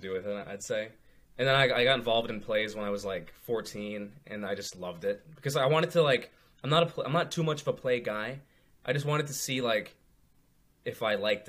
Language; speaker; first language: English; native; English